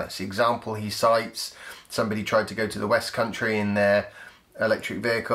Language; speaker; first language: English; native; English